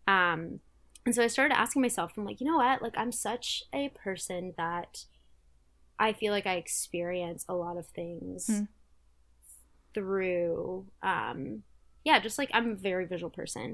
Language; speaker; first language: English; early bilingual, other home language; Spanish